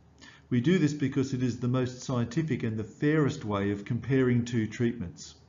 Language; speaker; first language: English; native; English